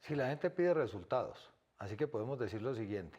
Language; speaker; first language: Spanish; native; Spanish